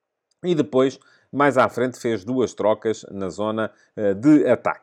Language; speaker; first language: Portuguese; native; Portuguese